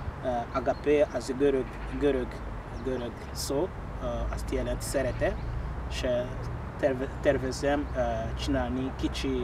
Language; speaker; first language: Hungarian; non-native, learner; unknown